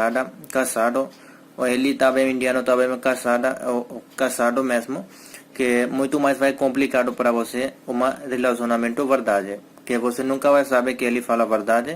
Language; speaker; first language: Portuguese; non-native, learner; Hindi